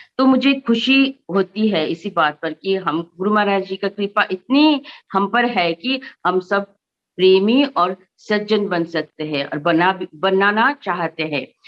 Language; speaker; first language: Hindi; non-native, local second language; Nepali